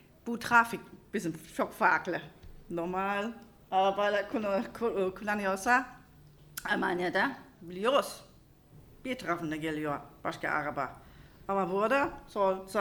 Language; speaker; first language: Turkish; non-native, learner; German